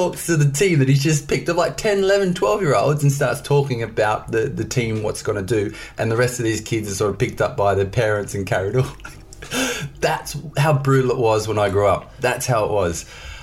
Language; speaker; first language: English; native; English